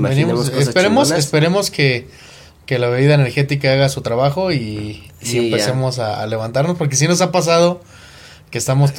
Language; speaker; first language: Spanish; native; Spanish